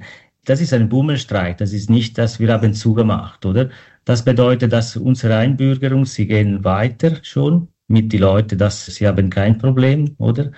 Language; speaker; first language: German; non-native, local second language; Italian